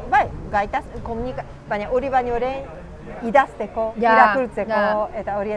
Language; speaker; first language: Basque; non-native, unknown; Japanese